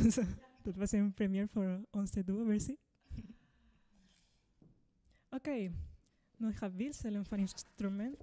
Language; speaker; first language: Dutch; non-native, fluent; Spanish